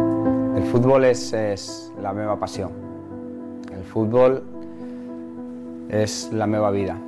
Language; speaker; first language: Catalan; non-native, learner; Spanish